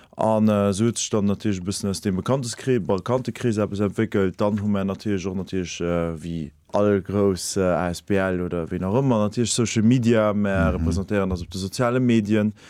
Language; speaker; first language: Luxembourgish; native; Luxembourgish